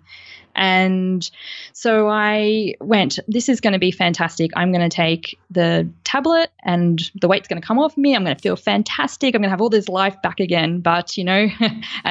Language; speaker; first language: English; native; English